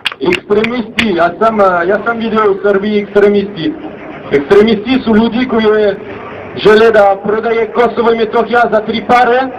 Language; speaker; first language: Bosnian; non-native, fluent; French